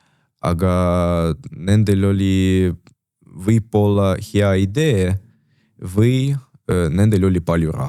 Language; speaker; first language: Estonian; non-native, local second language; Russian